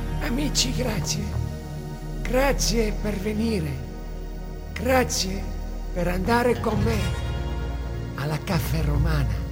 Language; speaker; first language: Italian; non-native, learner; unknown